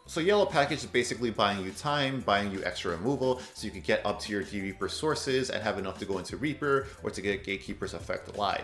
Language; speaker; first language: English; native; English